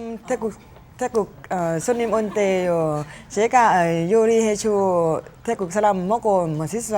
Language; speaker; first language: Korean; non-native, learner; Thai